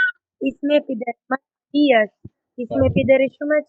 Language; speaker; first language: Persian; non-native, learner; Urdu